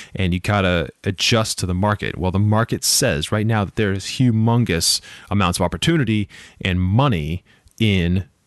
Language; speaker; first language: English; native; English